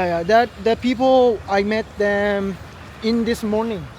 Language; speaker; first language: English; non-native, learner; Korean